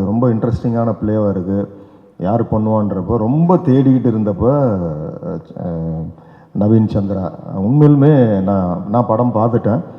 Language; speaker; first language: Tamil; native; Tamil